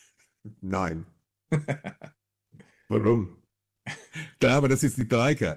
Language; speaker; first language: German; non-native, fluent; English